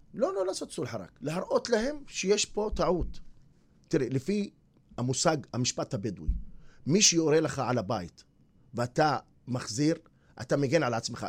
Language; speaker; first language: Hebrew; non-native, local second language; Arabic